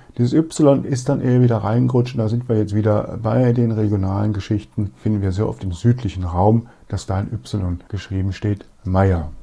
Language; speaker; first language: German; native; German